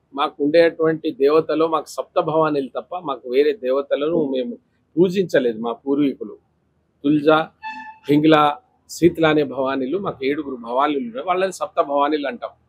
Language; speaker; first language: Telugu; non-native, local second language; Lambadi